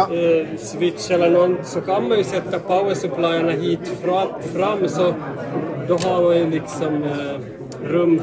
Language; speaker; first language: Swedish; native; Swedish